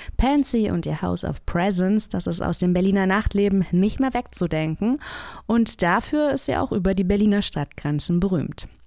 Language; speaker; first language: German; native; German